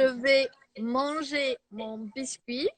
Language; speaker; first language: French; non-native, fluent; English